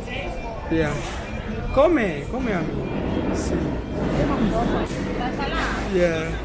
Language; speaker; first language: Spanish; non-native, learner; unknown